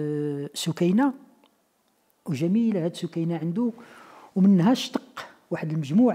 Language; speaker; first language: Arabic; native; Arabic